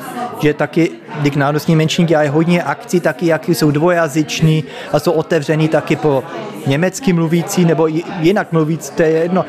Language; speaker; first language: Czech; early bilingual, heritage; Czech